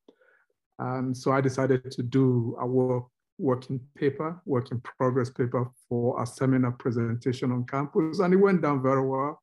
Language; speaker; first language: English; non-native, local second language; Igbo